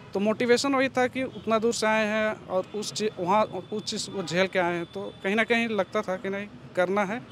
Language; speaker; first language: Hindi; native; Hindi